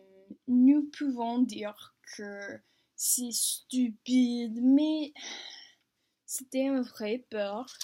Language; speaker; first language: French; non-native, learner; English